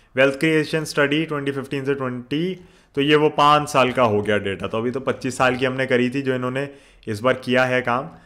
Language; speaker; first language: Hindi; native; Hindi